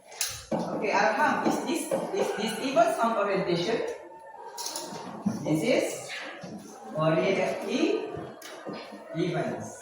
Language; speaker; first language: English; non-native, learner; Indonesian